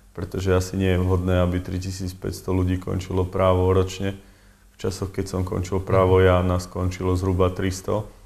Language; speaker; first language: Slovak; native; Slovak